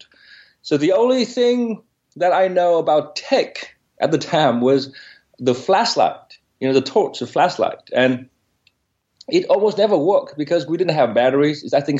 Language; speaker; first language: English; non-native, fluent; Vietnamese